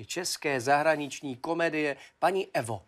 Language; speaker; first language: Czech; native; Czech